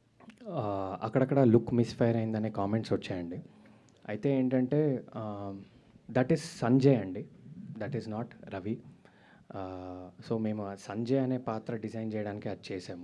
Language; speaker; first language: Telugu; native; Telugu